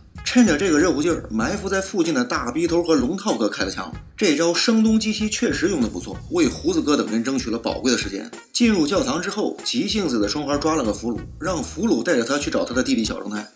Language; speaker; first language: Chinese; native; Chinese